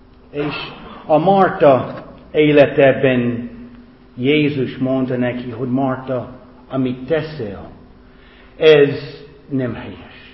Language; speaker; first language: Hungarian; non-native, fluent; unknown